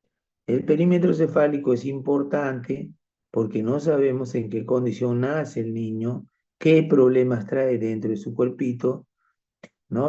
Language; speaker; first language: Spanish; native; Spanish